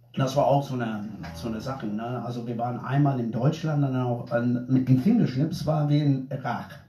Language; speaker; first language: German; non-native, fluent; English